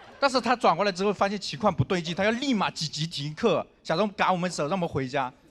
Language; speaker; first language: Chinese; non-native, local second language; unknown